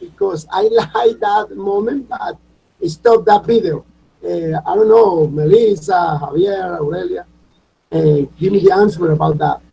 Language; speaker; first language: English; non-native, learner; Spanish